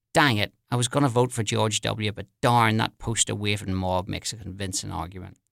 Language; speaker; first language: English; native; English